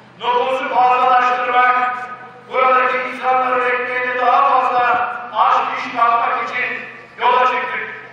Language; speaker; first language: Turkish; native; Turkish